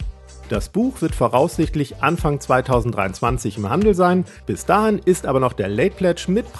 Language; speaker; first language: German; native; German